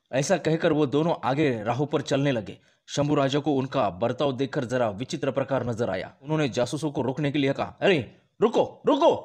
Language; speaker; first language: Hindi; non-native, local second language; Marathi